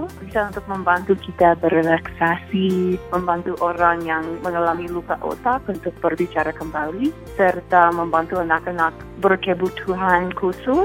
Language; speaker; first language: Indonesian; non-native, fluent; English